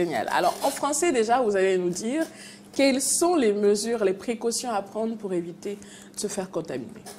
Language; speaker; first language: French; non-native, local second language; Fon